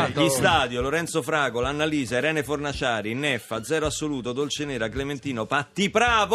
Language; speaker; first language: Italian; native; Italian